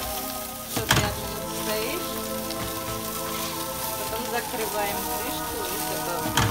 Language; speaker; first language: Russian; non-native, learner; Tajik